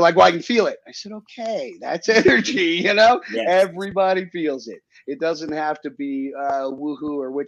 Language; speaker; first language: English; native; English